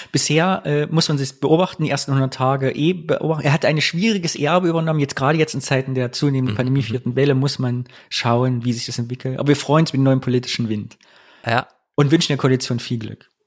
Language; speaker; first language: German; native; German